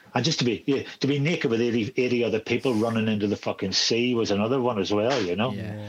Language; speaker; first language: English; native; English